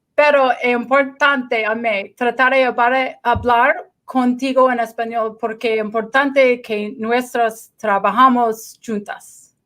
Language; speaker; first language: Spanish; non-native, learner; English